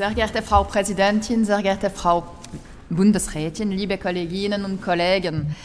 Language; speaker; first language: German; non-native, local second language; French